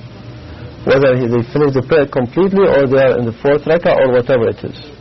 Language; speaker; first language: English; non-native, fluent; Arabic